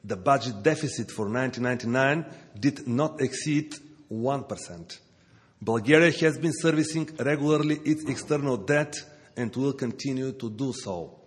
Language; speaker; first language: English; non-native, learner; Bulgarian